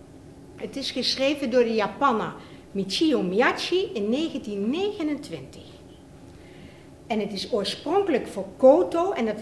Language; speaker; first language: Dutch; native; Dutch